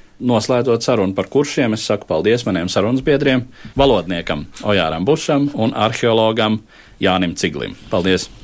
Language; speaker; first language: Latvian; native; Latvian